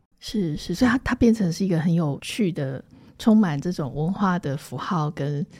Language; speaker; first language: Chinese; native; Chinese